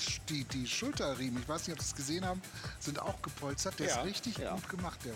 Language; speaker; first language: German; native; German